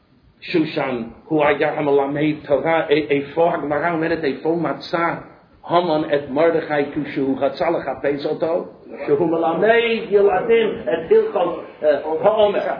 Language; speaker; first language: Hebrew; non-native, fluent; English